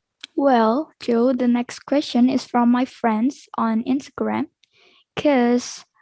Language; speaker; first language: English; non-native, learner; Indonesian